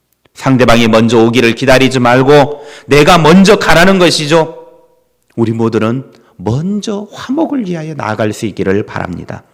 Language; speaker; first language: Korean; native; Korean